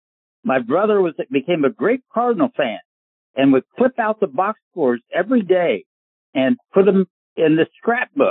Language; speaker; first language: English; native; English